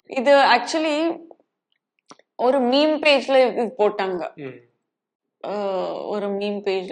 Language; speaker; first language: Tamil; non-native, local second language; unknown